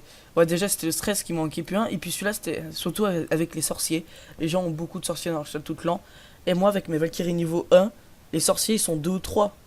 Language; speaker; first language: French; native; French